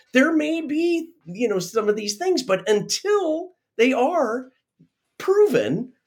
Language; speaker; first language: English; native; English